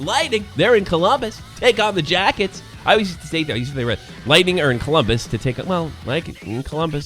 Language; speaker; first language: English; native; English